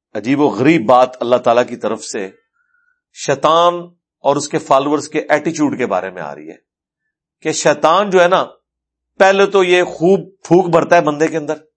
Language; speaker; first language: Urdu; non-native, local second language; Punjabi